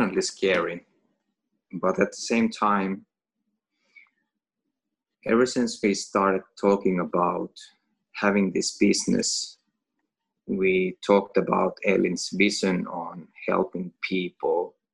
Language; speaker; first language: English; non-native, fluent; Finnish